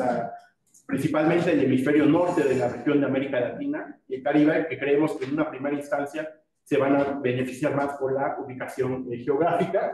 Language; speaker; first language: Spanish; native; Spanish